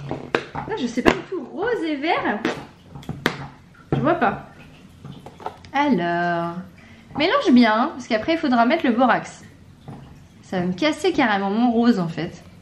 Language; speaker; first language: French; native; French